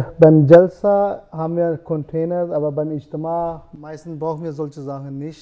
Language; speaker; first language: German; non-native, learner; Urdu